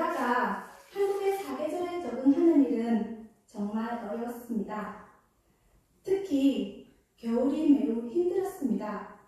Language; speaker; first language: Korean; non-native, fluent; Khmer